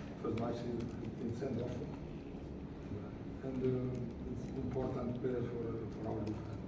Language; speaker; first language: English; non-native, fluent; Romanian